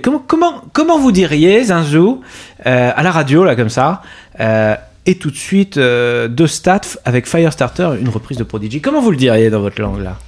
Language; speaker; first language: French; native; French